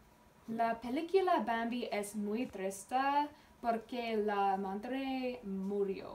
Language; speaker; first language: Spanish; non-native, learner; English